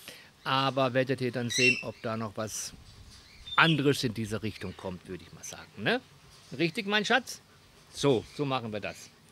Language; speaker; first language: German; native; German